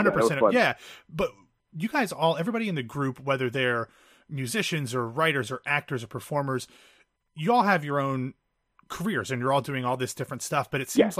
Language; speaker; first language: English; native; English